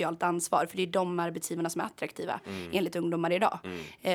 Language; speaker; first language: Swedish; native; Swedish